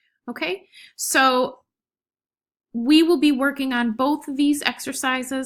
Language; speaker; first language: English; native; English